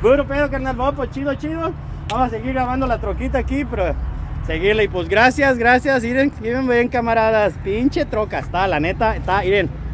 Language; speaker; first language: Spanish; native; Spanish